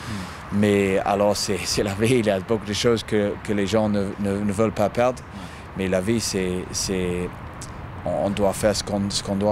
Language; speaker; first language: French; non-native, fluent; English